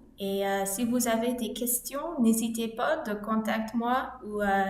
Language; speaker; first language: French; non-native, learner; English